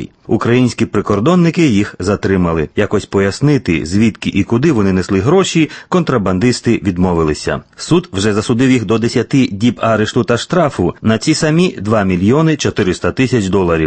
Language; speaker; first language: Ukrainian; native; Ukrainian